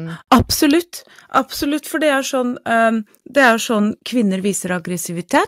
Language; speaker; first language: Norwegian; non-native, fluent; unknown